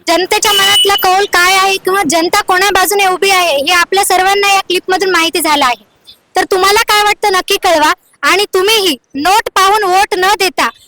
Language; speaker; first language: Marathi; native; Marathi